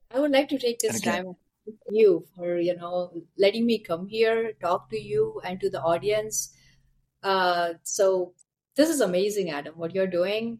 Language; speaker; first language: English; non-native, local second language; Hindi